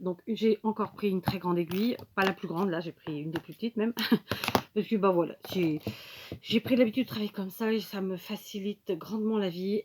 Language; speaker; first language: French; native; French